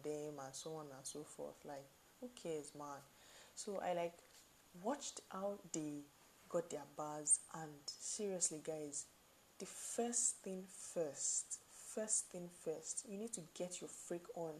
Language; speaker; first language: English; non-native, local second language; Yoruba